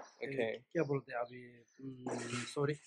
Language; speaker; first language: Hindi; non-native, fluent; Tibetan